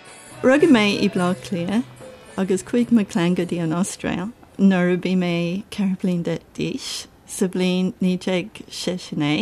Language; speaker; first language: Irish; non-native, learner; English